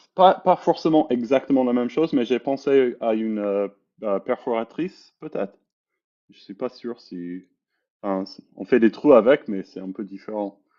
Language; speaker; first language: French; non-native, fluent; English